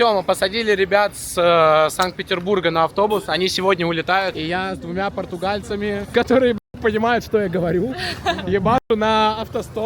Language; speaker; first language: Russian; native; Russian